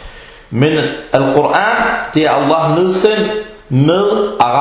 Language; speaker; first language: Danish; early bilingual, other home language; Arabic